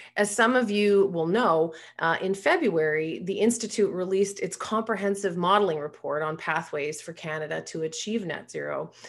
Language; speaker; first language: English; native; English